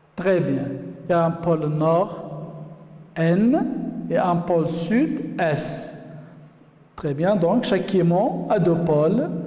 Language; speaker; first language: French; non-native, local second language; Arabic